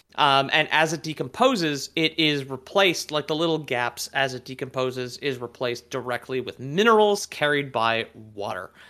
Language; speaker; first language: English; native; English